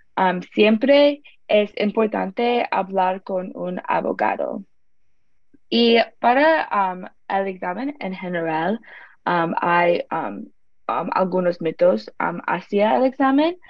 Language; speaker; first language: Spanish; non-native, learner; English